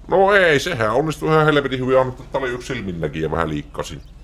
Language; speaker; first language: Finnish; native; Finnish